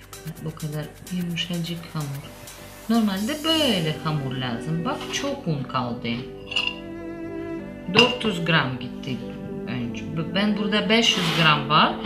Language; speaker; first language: Turkish; non-native, learner; Russian